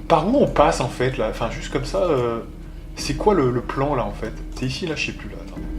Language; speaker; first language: French; native; French